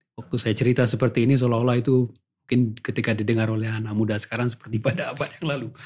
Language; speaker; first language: Indonesian; non-native, local second language; Achinese